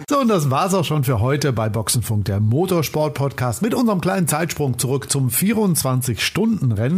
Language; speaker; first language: German; native; German